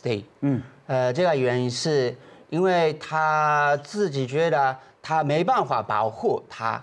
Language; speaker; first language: Chinese; non-native, fluent; Japanese